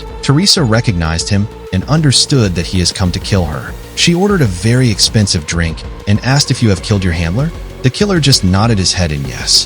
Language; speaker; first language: English; non-native, local second language; Hindi